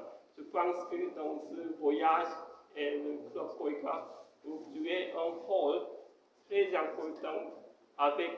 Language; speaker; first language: French; non-native, fluent; Korean